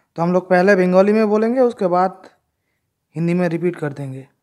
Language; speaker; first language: Hindi; non-native, local second language; Bangla